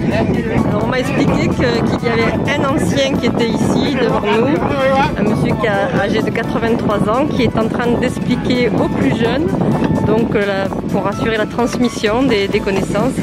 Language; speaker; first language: French; native; French